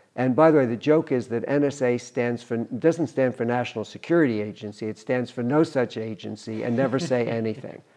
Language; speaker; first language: English; native; English